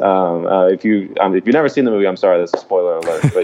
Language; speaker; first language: English; native; English